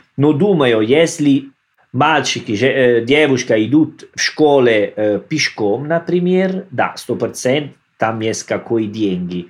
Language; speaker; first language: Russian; non-native, learner; Italian